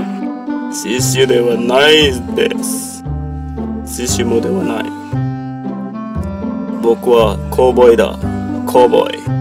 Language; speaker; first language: Japanese; non-native, learner; Indonesian